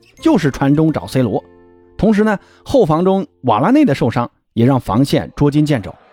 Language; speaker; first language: Chinese; native; Chinese